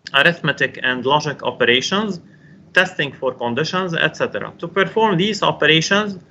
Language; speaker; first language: English; non-native, local second language; Arabic